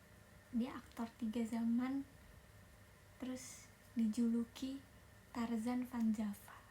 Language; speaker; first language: Indonesian; native; Indonesian